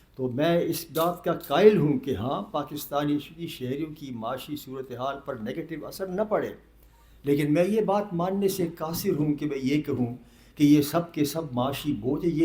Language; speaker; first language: Urdu; non-native, local second language; Northern Hindko